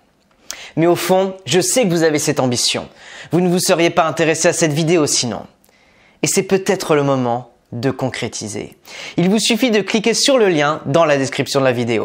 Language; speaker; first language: French; native; French